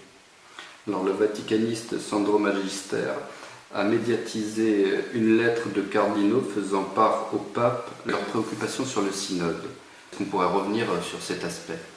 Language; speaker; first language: French; native; French